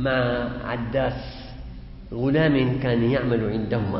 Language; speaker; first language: Arabic; native; Arabic